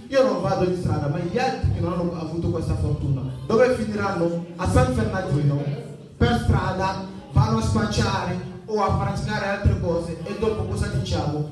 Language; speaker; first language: Italian; non-native, fluent; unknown